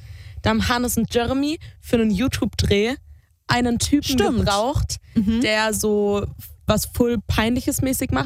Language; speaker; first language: German; native; German